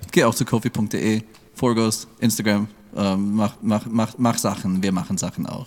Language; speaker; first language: German; non-native, fluent; English